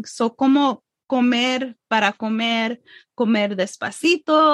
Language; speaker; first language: Spanish; early bilingual, heritage; English